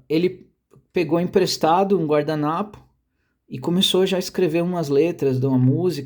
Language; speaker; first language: Portuguese; native; Portuguese